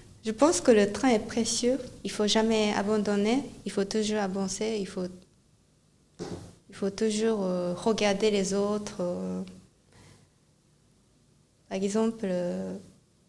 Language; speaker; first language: French; non-native, fluent; Japanese